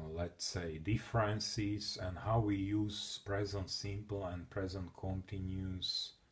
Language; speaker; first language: English; non-native, learner; Slovak